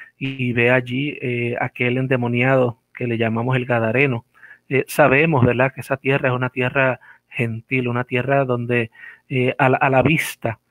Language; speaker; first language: Spanish; native; Spanish